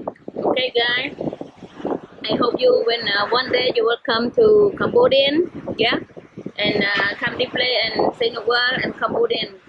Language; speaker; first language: English; non-native, learner; Khmer